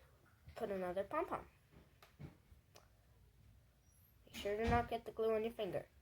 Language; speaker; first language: English; native; English